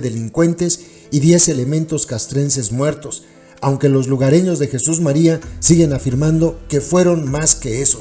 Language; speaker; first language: Spanish; native; Spanish